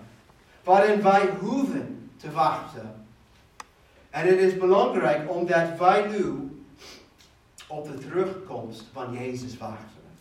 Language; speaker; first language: Dutch; non-native, fluent; English